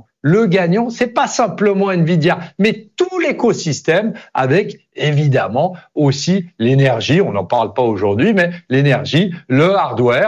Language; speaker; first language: French; native; French